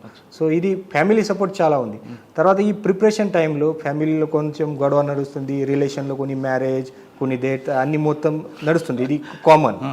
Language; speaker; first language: Telugu; non-native, fluent; Marathi